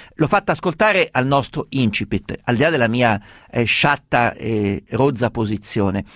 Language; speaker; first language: Italian; native; Italian